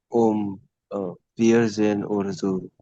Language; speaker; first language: German; non-native, learner; Indonesian